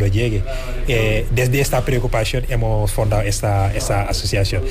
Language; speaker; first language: Spanish; non-native, fluent; Wolof